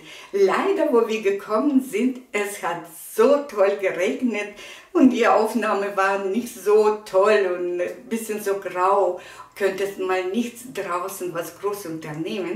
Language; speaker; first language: German; non-native, fluent; Russian